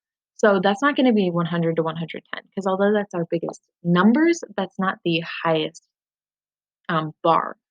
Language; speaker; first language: English; native; English